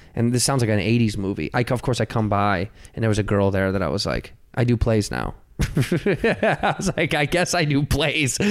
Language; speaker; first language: English; native; English